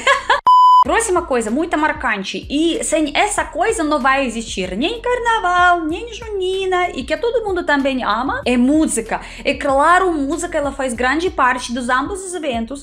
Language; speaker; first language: Portuguese; non-native, fluent; Russian